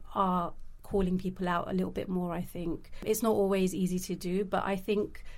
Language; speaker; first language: English; native; English